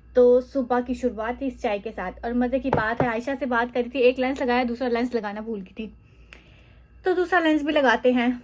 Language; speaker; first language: Urdu; native; Urdu